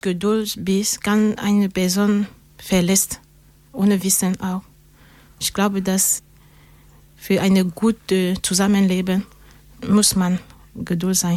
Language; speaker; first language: German; non-native, learner; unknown